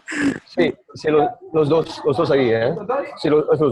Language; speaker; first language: Spanish; non-native, learner; English